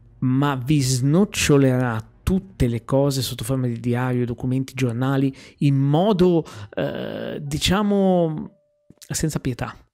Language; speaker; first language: Italian; native; Italian